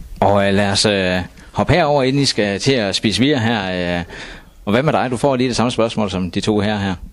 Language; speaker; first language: Danish; native; Danish